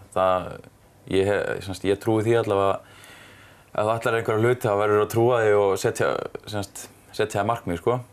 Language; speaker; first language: Icelandic; native; Icelandic